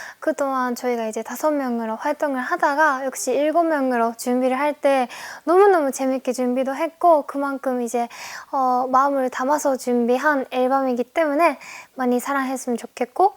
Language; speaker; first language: Korean; non-native, fluent; Japanese